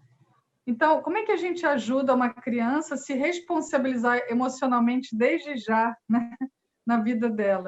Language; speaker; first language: Portuguese; native; Portuguese